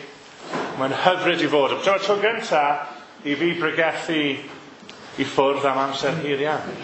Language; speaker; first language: Welsh; native; Welsh